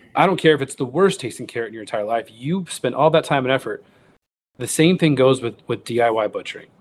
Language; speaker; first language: English; native; English